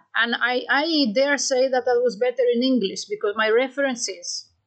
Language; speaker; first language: English; non-native, fluent; Greek